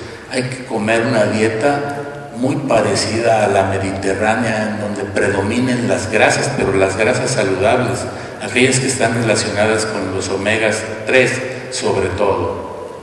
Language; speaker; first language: Spanish; native; Spanish